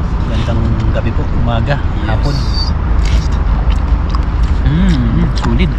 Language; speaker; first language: Filipino; native; Filipino